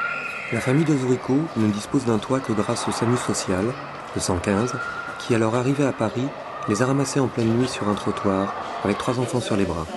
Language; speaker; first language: French; native; French